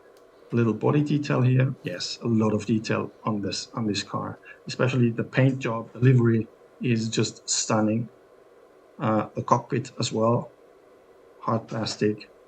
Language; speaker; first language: English; non-native, fluent; German